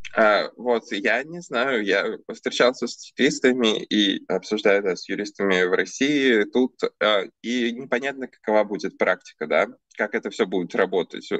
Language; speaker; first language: Russian; early bilingual, other home language; Armenian